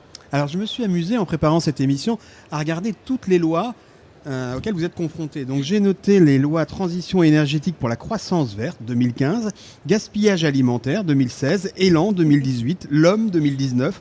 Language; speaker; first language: French; native; French